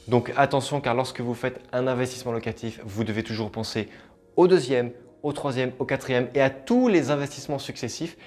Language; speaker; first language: French; native; French